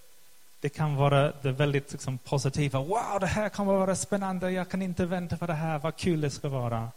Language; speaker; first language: Swedish; non-native, fluent; English